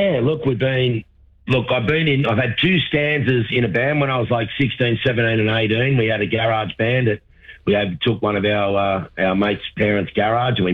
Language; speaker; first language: English; native; English